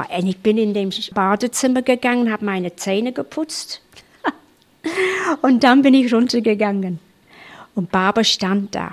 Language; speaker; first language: German; non-native, fluent; English